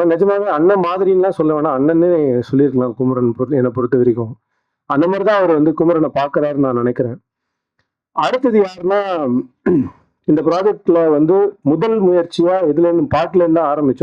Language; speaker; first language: Tamil; native; Tamil